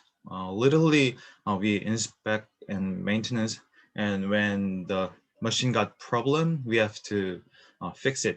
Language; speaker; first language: English; non-native, learner; Korean